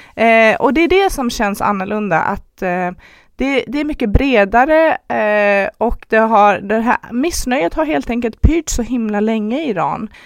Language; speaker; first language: Swedish; early bilingual, other home language; Persian